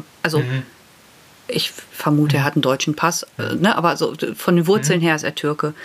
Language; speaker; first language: German; native; German